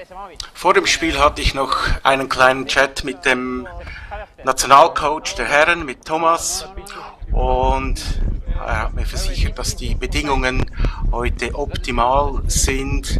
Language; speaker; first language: German; native; German